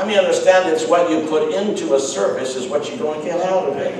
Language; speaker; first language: English; native; English